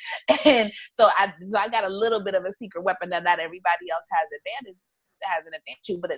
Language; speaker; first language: English; native; English